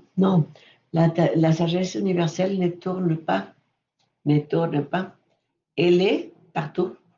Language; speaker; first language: French; non-native, fluent; Spanish